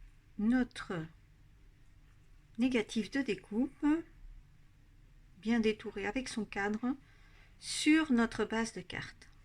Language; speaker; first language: French; native; French